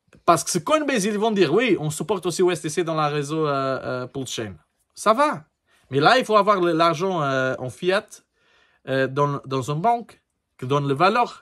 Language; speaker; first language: French; non-native, learner; Portuguese